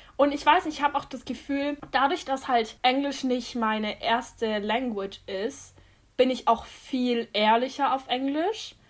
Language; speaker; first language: German; native; German